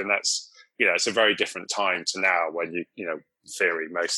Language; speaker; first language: English; native; English